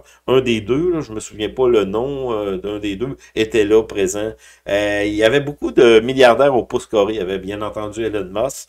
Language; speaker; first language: French; native; French